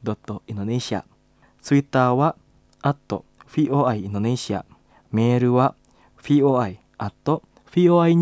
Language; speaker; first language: Japanese; non-native, fluent; Indonesian